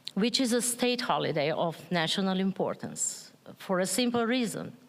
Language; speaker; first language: English; non-native, fluent; Slovenian